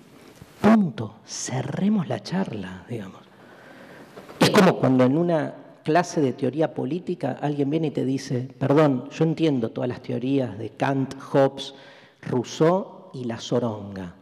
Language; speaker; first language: Spanish; native; Spanish